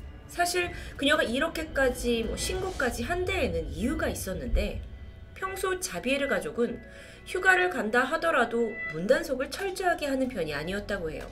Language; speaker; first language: Korean; native; Korean